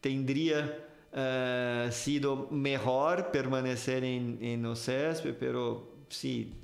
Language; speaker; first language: Spanish; non-native, fluent; Portuguese